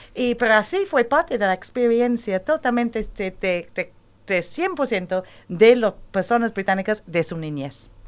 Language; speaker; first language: Spanish; non-native, fluent; English